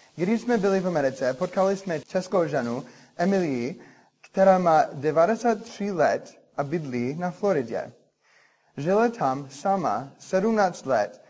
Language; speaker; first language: Czech; non-native, learner; English